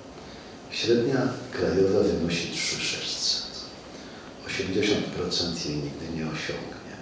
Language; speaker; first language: Polish; native; Polish